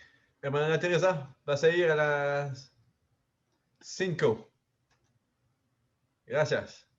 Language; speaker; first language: Spanish; non-native, learner; French